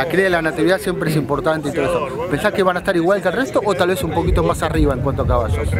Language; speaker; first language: Spanish; native; Spanish